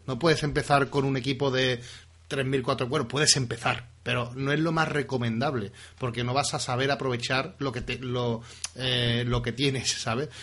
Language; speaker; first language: Spanish; native; Spanish